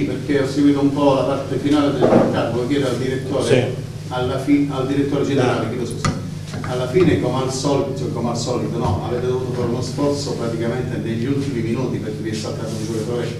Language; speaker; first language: Italian; native; Italian